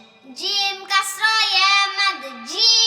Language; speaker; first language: Arabic; non-native, learner; Bangla